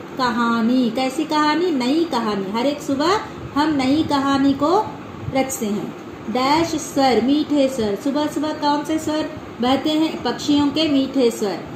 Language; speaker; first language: Hindi; non-native, local second language; Telugu